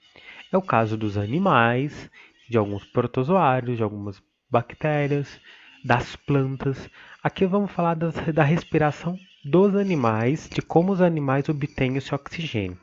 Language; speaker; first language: Portuguese; native; Portuguese